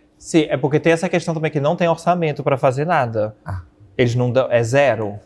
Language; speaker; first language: Portuguese; native; Portuguese